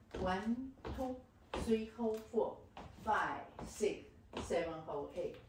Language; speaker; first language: English; non-native, learner; Chinese